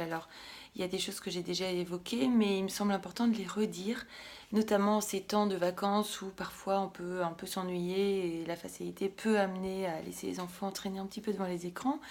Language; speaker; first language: French; native; French